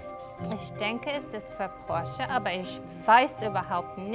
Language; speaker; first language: German; non-native, learner; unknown